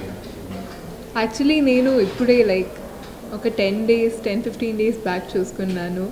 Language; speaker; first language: Telugu; non-native, local second language; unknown